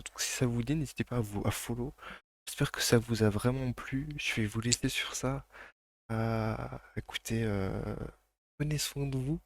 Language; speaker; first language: French; native; French